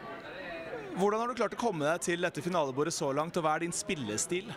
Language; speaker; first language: Norwegian; native; Norwegian